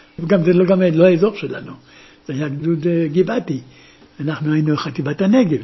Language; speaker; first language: Hebrew; early bilingual, other home language; German